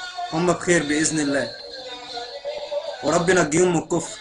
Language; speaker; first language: Arabic; native; Arabic